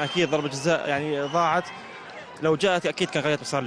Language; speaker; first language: Arabic; native; Arabic